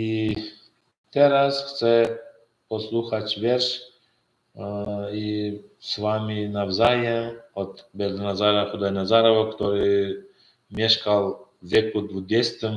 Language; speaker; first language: Polish; non-native, learner; Turkmen